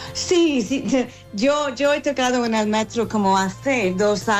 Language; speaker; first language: Spanish; non-native, fluent; English